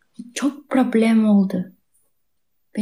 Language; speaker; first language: Turkish; non-native, learner; Kazakh